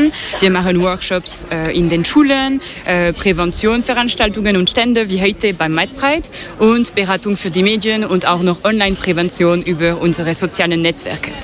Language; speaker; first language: German; non-native, local second language; French